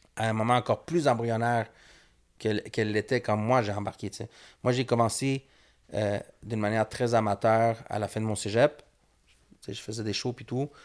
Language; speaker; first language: French; early bilingual, other home language; Spanish